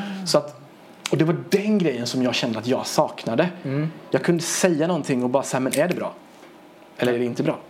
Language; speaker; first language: Swedish; early bilingual, other home language; Persian